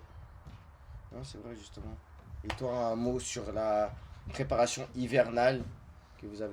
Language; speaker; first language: French; native; French